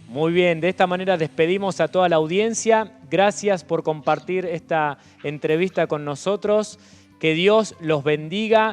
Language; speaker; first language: Spanish; native; Spanish